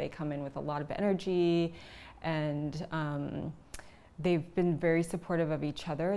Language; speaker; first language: English; native; English